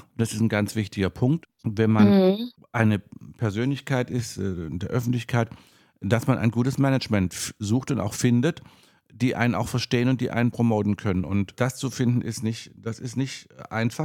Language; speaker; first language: German; native; German